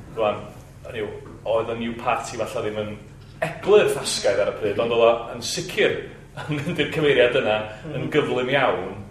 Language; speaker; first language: Welsh; native; Welsh